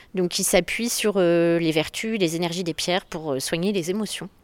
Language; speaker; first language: French; native; French